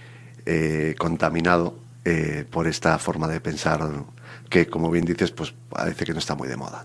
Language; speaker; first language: Spanish; native; Spanish